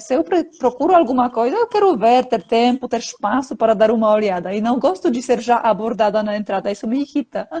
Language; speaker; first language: Portuguese; non-native, fluent; Polish